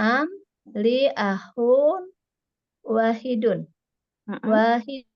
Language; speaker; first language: Arabic; non-native, learner; Indonesian